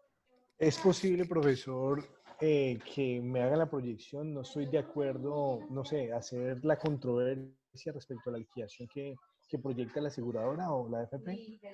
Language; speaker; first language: Spanish; native; Spanish